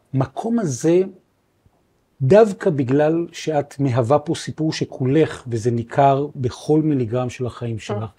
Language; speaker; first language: Hebrew; native; Hebrew